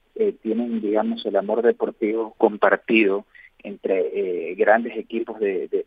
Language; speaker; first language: Spanish; native; Spanish